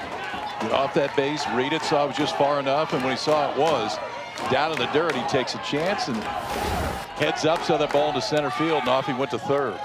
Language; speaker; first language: English; native; English